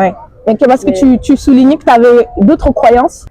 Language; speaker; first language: French; native; French